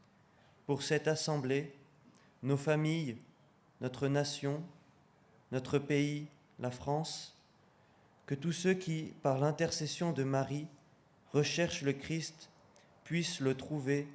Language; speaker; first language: French; native; French